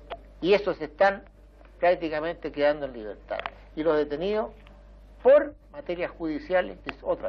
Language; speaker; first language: Spanish; native; Spanish